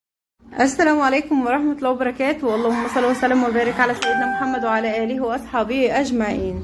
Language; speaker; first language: Arabic; native; Arabic